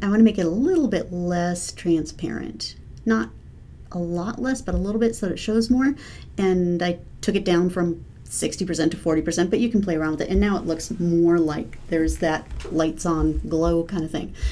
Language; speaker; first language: English; native; English